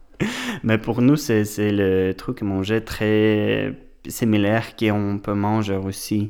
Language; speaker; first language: French; non-native, learner; Russian